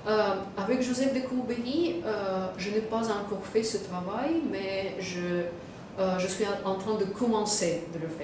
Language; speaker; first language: French; non-native, fluent; Russian